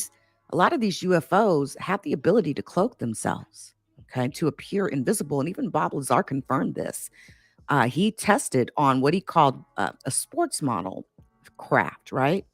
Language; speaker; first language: English; native; English